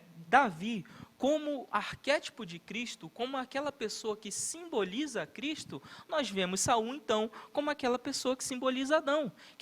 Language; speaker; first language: Portuguese; native; Portuguese